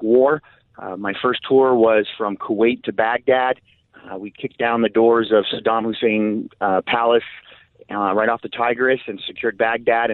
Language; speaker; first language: English; native; English